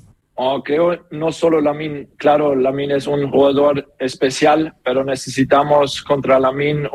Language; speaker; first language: Spanish; non-native, learner; German